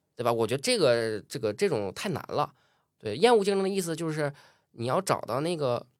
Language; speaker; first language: Chinese; native; Chinese